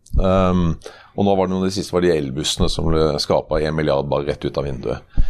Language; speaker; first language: Norwegian; native; Norwegian